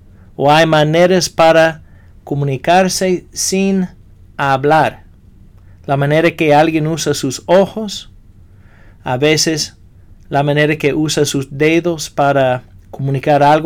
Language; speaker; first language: Spanish; non-native, fluent; English